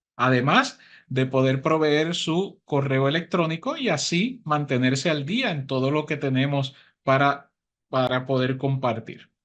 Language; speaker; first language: Spanish; native; Spanish